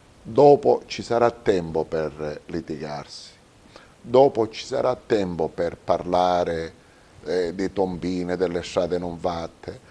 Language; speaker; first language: Italian; native; Italian